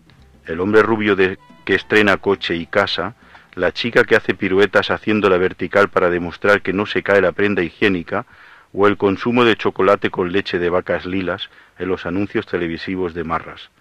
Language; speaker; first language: Spanish; native; Spanish